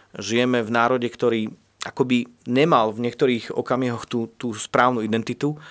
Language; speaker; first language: Slovak; native; Slovak